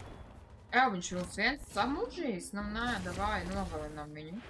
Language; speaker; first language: Latvian; native; Latvian